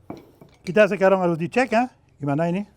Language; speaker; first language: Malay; non-native, fluent; French